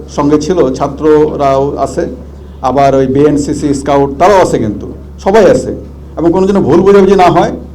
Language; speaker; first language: Bangla; native; Bangla